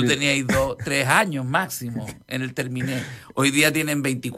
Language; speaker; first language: Spanish; native; Spanish